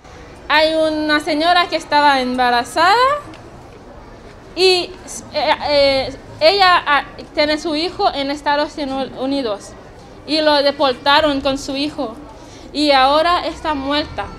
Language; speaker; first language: Spanish; non-native, learner; Haitian Creole